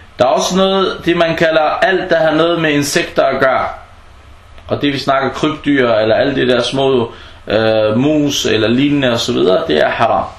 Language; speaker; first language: Danish; non-native, fluent; Arabic